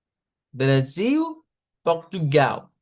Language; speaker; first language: Portuguese; non-native, fluent; Spanish